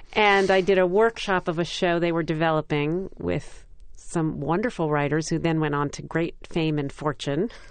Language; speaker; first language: English; native; English